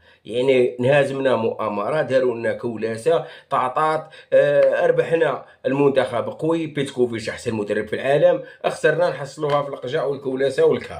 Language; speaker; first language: Arabic; native; Arabic